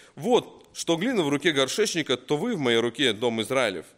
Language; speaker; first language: Russian; native; Russian